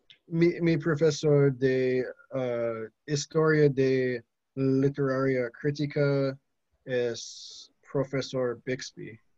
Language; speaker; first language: Spanish; non-native, learner; English